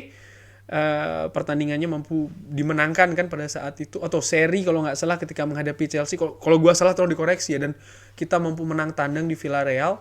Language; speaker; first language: Indonesian; native; Indonesian